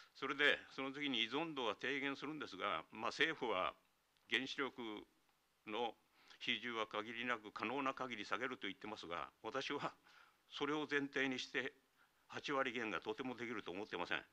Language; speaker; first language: Japanese; native; Japanese